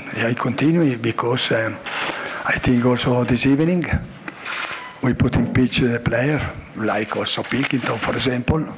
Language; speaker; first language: English; non-native, learner; Italian